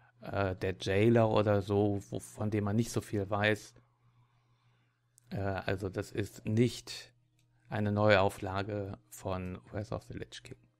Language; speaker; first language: German; native; German